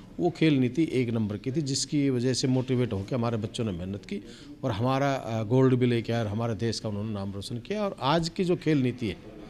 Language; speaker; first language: Hindi; native; Hindi